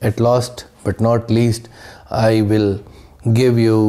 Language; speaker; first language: English; non-native, local second language; Urdu